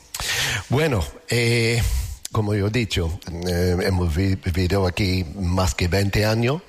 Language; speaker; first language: Spanish; non-native, learner; English